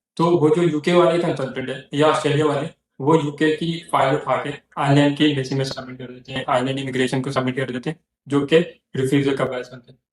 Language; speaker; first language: Urdu; non-native, local second language; Northern Hindko